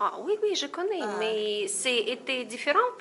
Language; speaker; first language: French; non-native, learner; Russian